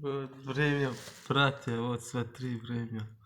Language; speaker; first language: Russian; non-native, learner; Tajik